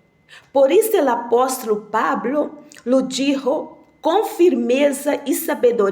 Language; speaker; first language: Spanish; non-native, learner; Portuguese